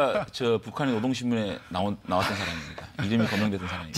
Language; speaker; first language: Korean; native; Korean